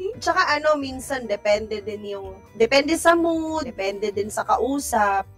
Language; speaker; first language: Filipino; non-native, local second language; Bikol